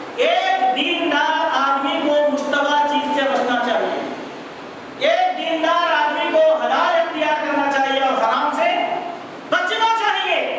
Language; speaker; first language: Urdu; native; Urdu